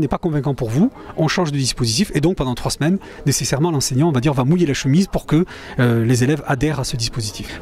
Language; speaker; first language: French; native; French